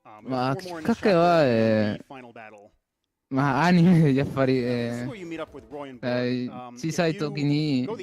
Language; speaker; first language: Japanese; non-native, learner; Spanish